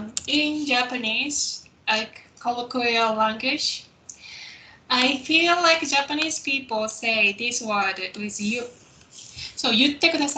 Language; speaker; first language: English; non-native, fluent; Japanese